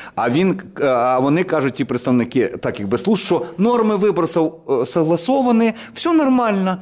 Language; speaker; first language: Ukrainian; non-native, local second language; Russian